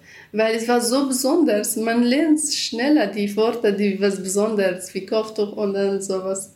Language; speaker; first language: German; non-native, learner; Kurdish